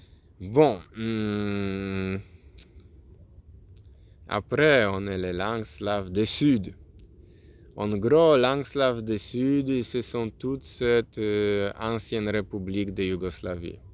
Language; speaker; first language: French; non-native, learner; Polish